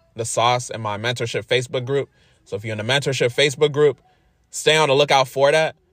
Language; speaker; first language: English; native; English